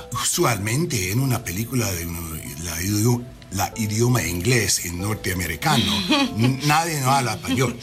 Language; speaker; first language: Spanish; non-native, learner; English